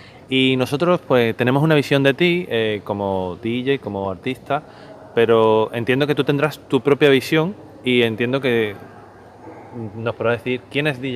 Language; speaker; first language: Spanish; native; Spanish